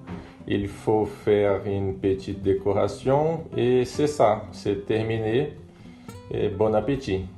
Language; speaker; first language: French; non-native, learner; Portuguese